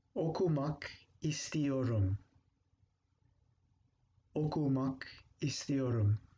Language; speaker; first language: Turkish; non-native, fluent; English